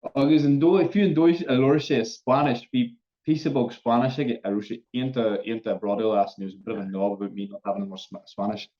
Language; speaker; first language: Irish; native; Irish